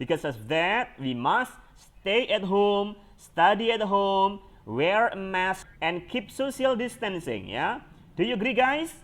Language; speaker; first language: English; non-native, fluent; Indonesian